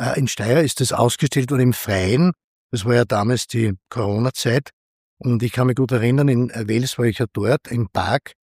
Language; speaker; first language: German; native; German